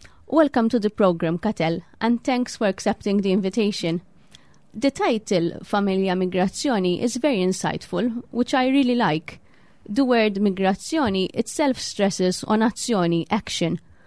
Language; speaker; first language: English; non-native, local second language; Maltese